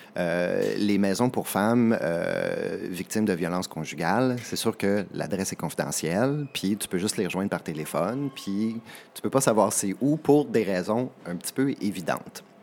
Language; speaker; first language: French; native; French